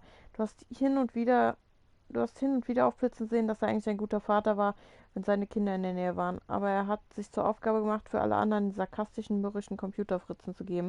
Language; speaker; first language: German; native; German